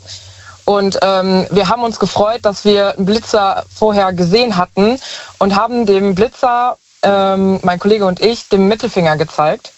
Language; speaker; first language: German; native; German